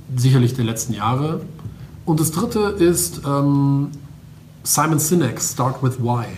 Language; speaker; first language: German; native; German